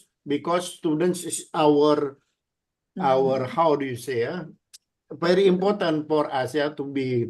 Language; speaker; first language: English; non-native, learner; Indonesian